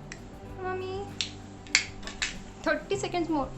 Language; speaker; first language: English; non-native, local second language; Hindi